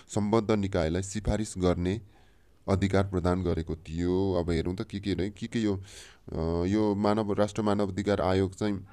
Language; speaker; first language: Nepali; native; Nepali